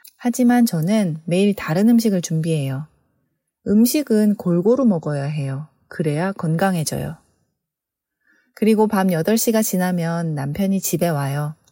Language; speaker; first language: Korean; native; Korean